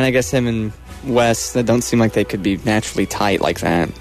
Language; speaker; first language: English; native; English